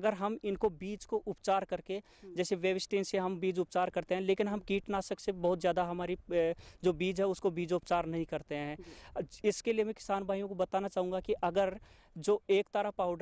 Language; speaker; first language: Hindi; native; Hindi